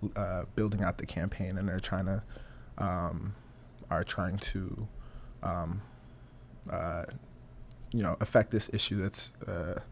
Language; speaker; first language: English; native; English